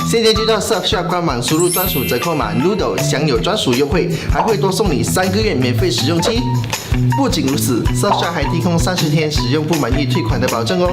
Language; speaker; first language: Chinese; native; Chinese